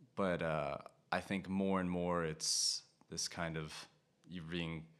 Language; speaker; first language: English; native; English